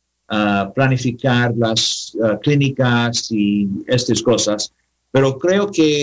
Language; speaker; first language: Spanish; non-native, learner; English